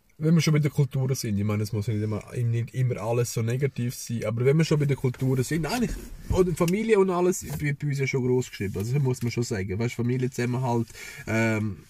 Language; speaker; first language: German; early bilingual, other home language; Serbian